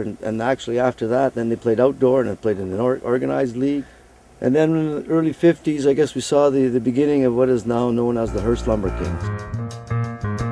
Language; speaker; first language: English; native; English